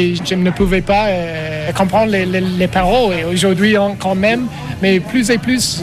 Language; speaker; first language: French; non-native, learner; English